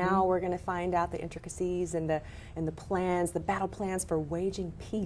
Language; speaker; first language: English; native; English